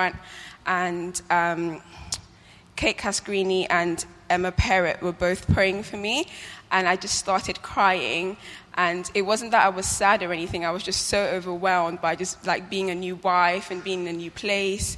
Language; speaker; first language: English; native; English